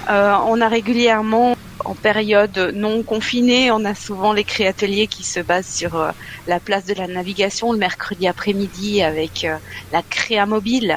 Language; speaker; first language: French; native; French